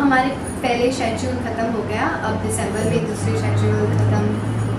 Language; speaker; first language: Hindi; non-native, local second language; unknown